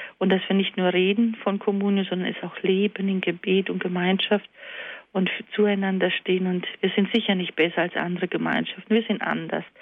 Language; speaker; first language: German; early bilingual, other home language; Croatian